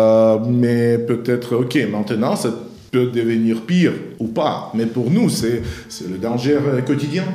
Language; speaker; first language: French; non-native, fluent; Ukrainian